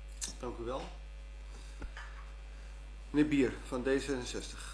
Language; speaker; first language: Dutch; native; Dutch